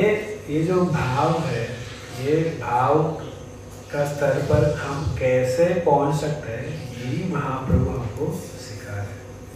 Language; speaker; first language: Hindi; non-native, fluent; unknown